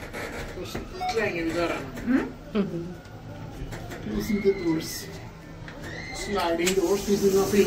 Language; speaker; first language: Swedish; native; Swedish